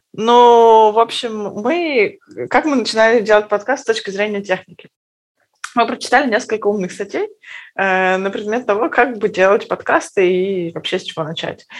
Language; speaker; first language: Russian; native; Russian